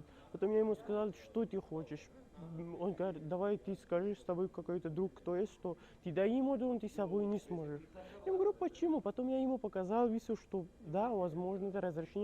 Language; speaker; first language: Russian; non-native, learner; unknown